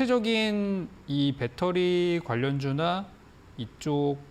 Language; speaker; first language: Korean; native; Korean